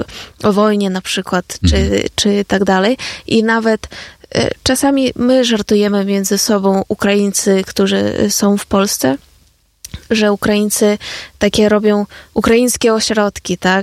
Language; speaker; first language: Polish; non-native, fluent; Ukrainian